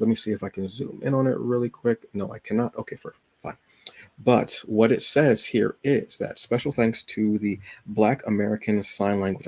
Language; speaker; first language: English; native; English